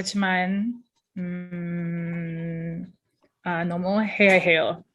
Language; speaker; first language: Korean; non-native, learner; English